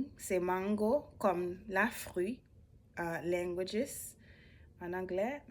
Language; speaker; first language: French; non-native, learner; English